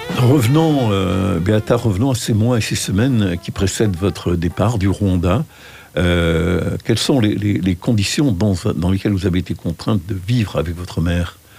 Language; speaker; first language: French; native; French